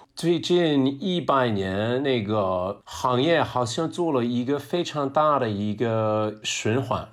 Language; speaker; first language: Chinese; non-native, fluent; English